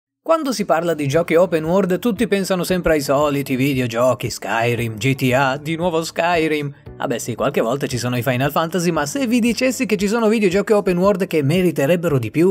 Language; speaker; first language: Italian; native; Italian